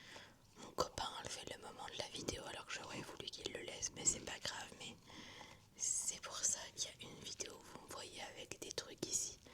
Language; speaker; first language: French; native; French